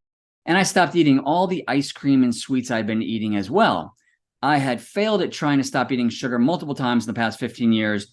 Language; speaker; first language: English; native; English